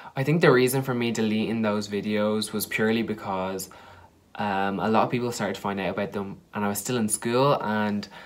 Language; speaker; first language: English; native; English